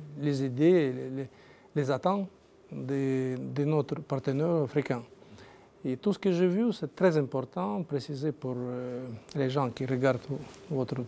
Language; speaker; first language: French; non-native, learner; Russian